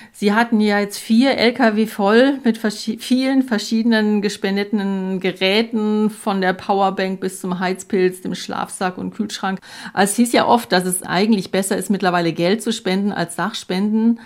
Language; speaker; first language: German; native; German